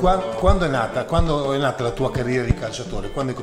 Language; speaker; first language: Italian; native; Italian